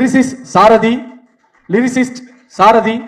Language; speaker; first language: Tamil; native; Tamil